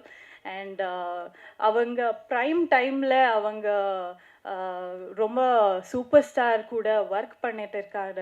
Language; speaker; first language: Tamil; non-native, learner; Kannada